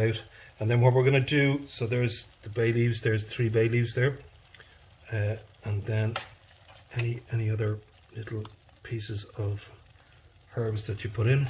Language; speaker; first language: English; native; English